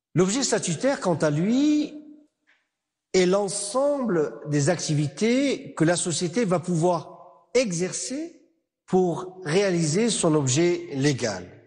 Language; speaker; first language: French; non-native, local second language; Arabic